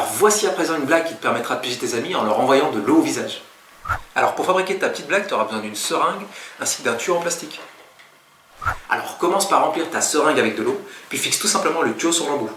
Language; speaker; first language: French; native; French